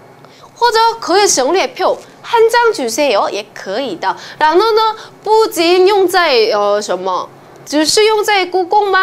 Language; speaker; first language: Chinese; non-native, fluent; Korean